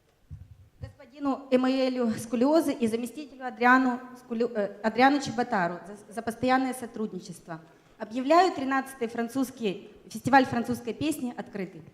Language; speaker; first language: Russian; native; Russian